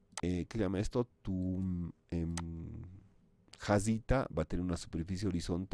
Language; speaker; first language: Spanish; native; Spanish